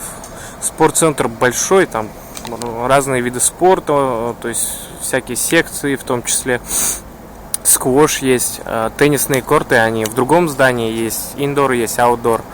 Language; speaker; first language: Russian; native; Russian